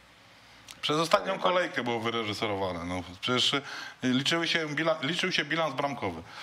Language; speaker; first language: Polish; native; Polish